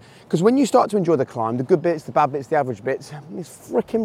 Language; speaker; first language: English; native; English